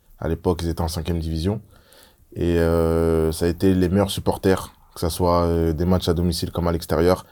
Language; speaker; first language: French; early bilingual, other home language; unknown